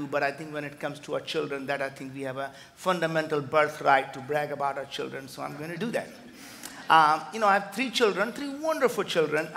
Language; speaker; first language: English; non-native, local second language; Hindi